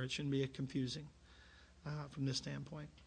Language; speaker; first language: English; native; English